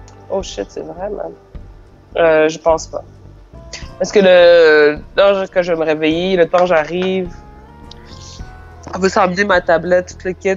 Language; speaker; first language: French; native; French